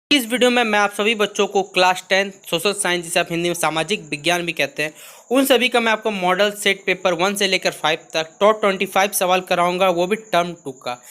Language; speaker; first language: Hindi; native; Hindi